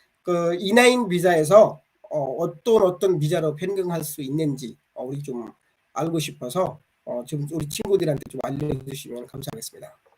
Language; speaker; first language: Korean; non-native, fluent; Bangla